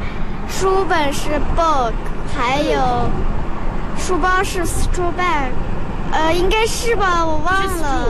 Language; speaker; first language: Chinese; non-native, local second language; Uyghur